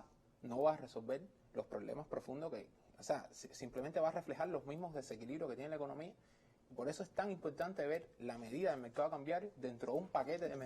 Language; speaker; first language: Spanish; native; Spanish